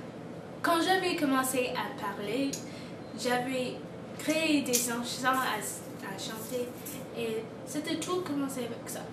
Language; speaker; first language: French; non-native, local second language; English